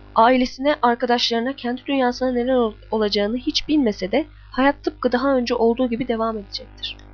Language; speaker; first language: Turkish; native; Turkish